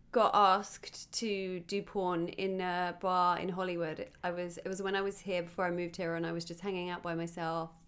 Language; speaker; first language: English; native; English